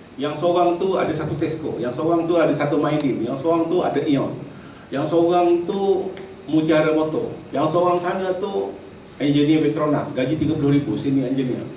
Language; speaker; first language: Malay; native; Malay